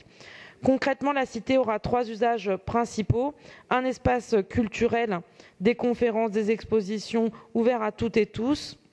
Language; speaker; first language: French; native; French